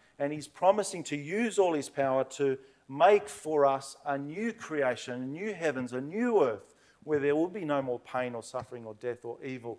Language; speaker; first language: English; native; English